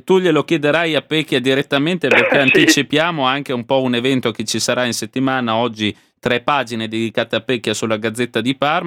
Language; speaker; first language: Italian; native; Italian